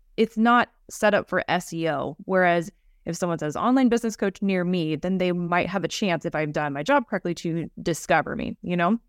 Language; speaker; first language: English; native; English